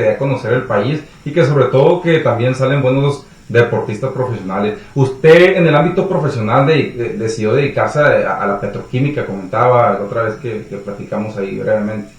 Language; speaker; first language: Spanish; native; Spanish